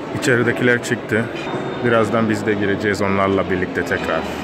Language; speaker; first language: Turkish; non-native, fluent; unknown